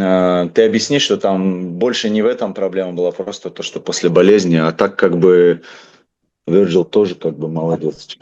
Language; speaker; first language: Russian; native; Russian